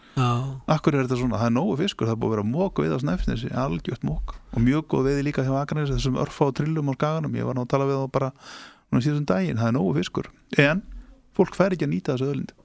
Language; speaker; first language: Icelandic; native; Icelandic